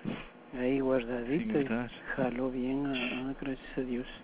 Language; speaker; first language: Spanish; native; Spanish